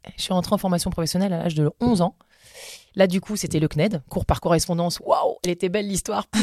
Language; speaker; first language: French; native; French